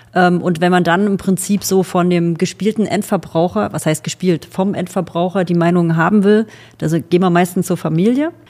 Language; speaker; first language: German; native; German